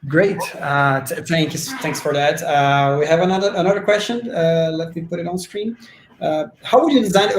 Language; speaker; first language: English; non-native, fluent; Portuguese